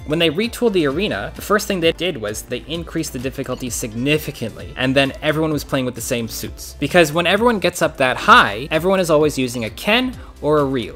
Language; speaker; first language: English; native; English